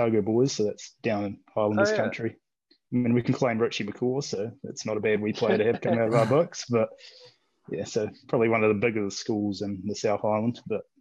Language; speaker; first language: English; native; English